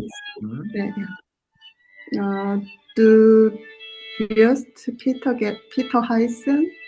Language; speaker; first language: German; non-native, learner; Korean